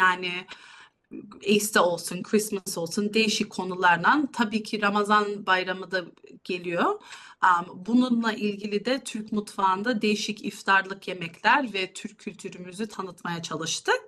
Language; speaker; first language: Turkish; early bilingual, heritage; Turkish